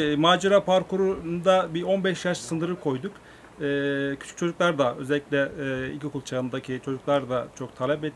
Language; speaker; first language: Turkish; native; Turkish